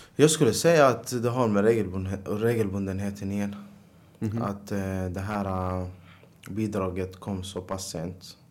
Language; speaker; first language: Swedish; early bilingual, other home language; Arabic